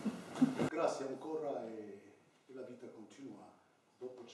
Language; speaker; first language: Italian; non-native, fluent; Arabic